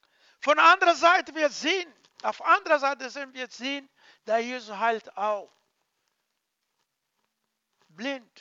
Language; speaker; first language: German; non-native, learner; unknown